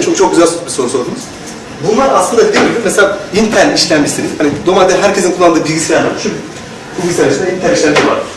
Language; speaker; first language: Turkish; native; Turkish